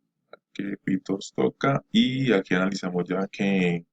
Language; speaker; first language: Spanish; native; Spanish